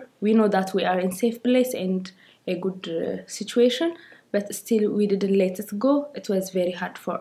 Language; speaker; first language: English; non-native, learner; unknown